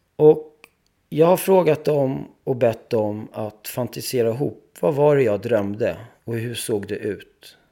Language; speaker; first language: Swedish; early bilingual, other home language; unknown